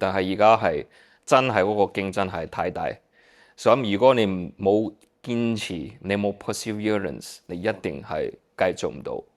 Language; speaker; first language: Cantonese; early bilingual, heritage; Cantonese